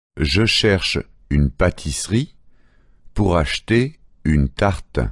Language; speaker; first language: French; native; French